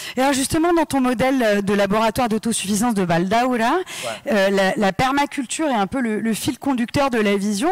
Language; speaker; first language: French; native; French